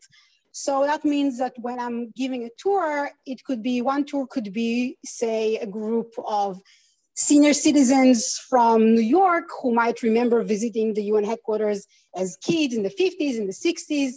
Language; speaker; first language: English; non-native, fluent; Hebrew